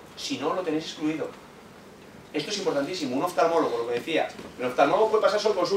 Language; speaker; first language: Spanish; native; Spanish